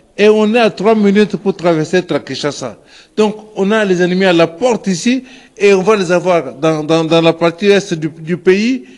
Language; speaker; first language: French; non-native, local second language; Lingala